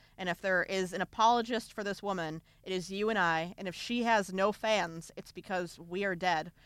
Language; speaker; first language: English; native; English